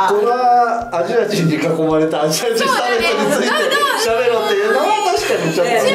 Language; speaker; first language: Japanese; native; Japanese